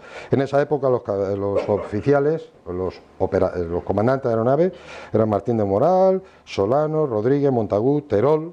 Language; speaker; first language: Spanish; native; Spanish